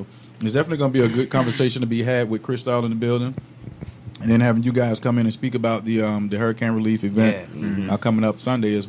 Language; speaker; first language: English; native; English